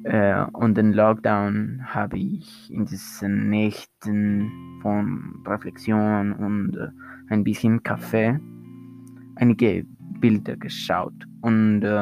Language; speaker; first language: German; non-native, learner; Spanish